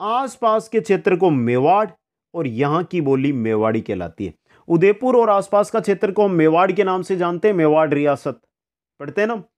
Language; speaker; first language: Hindi; native; Hindi